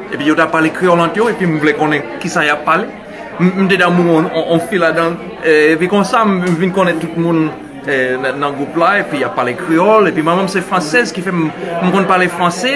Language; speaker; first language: Haitian Creole; non-native, fluent; English